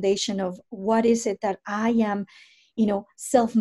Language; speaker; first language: English; non-native, fluent; Spanish